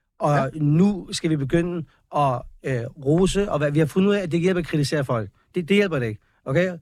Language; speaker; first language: Danish; early bilingual, other home language; Persian